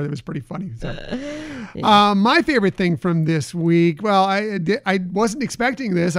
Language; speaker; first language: English; native; English